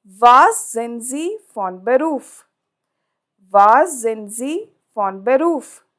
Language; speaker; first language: German; non-native, fluent; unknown